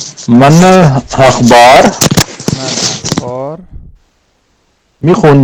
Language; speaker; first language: Persian; non-native, learner; Urdu